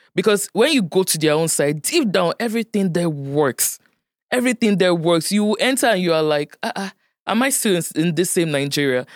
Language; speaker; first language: English; non-native, local second language; Yoruba